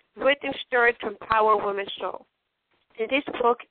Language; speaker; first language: English; non-native, fluent; Spanish